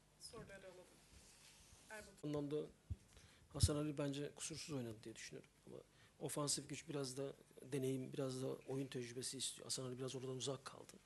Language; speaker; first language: Turkish; native; Turkish